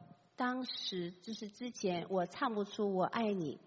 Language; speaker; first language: Chinese; native; Chinese